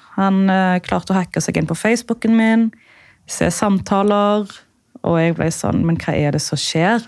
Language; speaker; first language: Norwegian; native; Norwegian